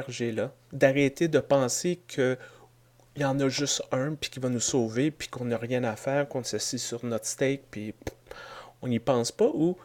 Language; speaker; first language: French; native; French